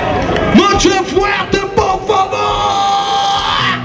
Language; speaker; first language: Spanish; non-native, learner; German